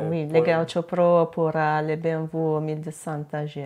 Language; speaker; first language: French; non-native, fluent; Italian